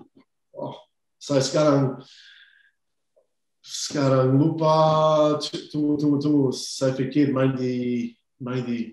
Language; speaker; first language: Indonesian; non-native, fluent; English